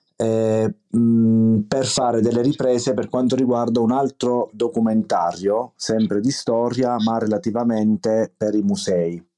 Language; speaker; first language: Italian; native; Italian